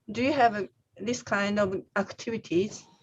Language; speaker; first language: English; non-native, learner; Japanese